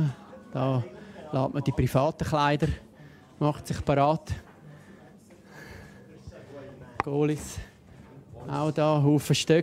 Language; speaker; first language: German; native; German